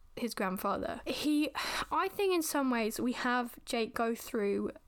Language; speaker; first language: English; native; English